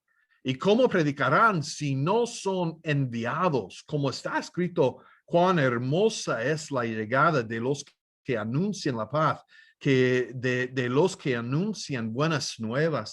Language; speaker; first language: Spanish; non-native, fluent; English